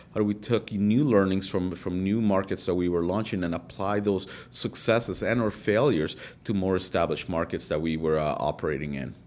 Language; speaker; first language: English; early bilingual, other home language; Spanish